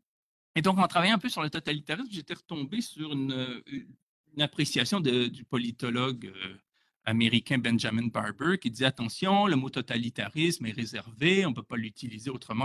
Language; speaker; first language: French; native; French